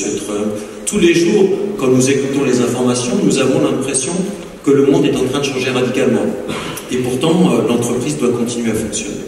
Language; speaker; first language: French; native; French